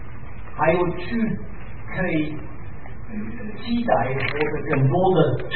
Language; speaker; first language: Chinese; non-native, fluent; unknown